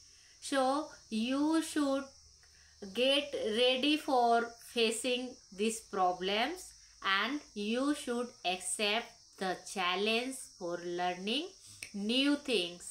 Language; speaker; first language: English; non-native, local second language; Hindi